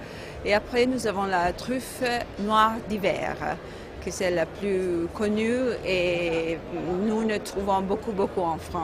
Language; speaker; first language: French; non-native, fluent; Italian